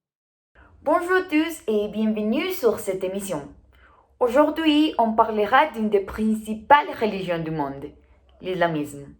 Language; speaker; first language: French; non-native, fluent; Spanish